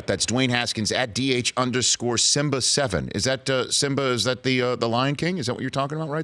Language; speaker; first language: English; native; English